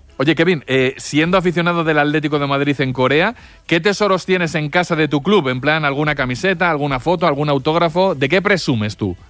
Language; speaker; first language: Spanish; native; Spanish